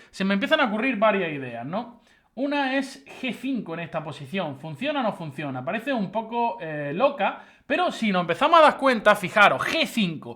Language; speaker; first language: Spanish; native; Spanish